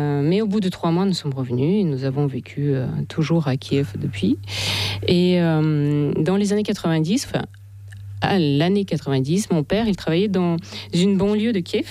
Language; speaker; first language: French; non-native, fluent; Russian